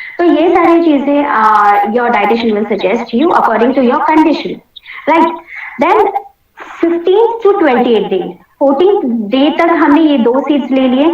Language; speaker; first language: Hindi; non-native, local second language; Marathi